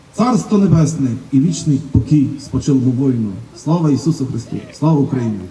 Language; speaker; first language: Ukrainian; native; Ukrainian